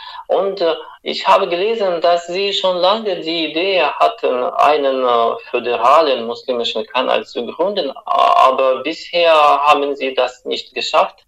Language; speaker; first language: German; non-native, fluent; Russian